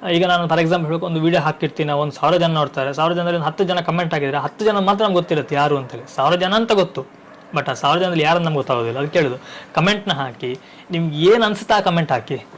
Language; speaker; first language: Kannada; non-native, local second language; Tulu